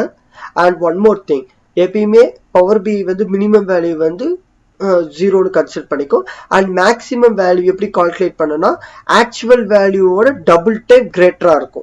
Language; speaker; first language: Tamil; native; Tamil